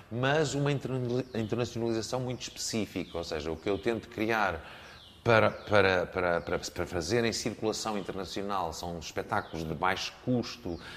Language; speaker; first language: Portuguese; native; Portuguese